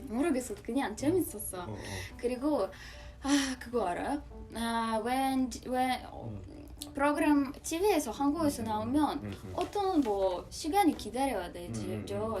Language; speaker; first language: Korean; non-native, learner; Russian